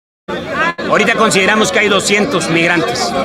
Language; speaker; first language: Spanish; native; Spanish